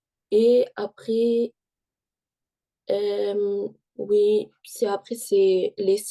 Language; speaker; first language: French; early bilingual, heritage; French